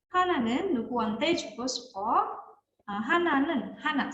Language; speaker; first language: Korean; non-native, fluent; Indonesian